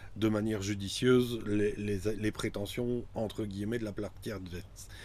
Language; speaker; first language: French; native; French